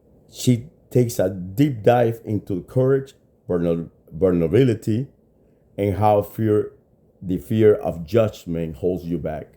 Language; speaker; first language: English; non-native, fluent; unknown